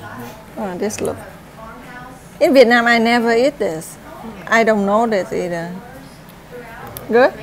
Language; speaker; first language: English; non-native, learner; Vietnamese